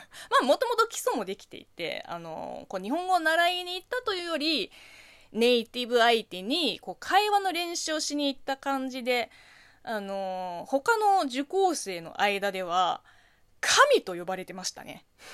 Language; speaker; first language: Japanese; non-native, fluent; Chinese